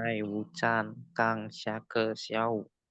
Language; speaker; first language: Chinese; non-native, learner; Indonesian